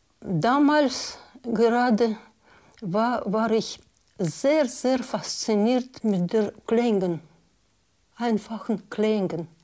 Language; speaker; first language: German; non-native, learner; Russian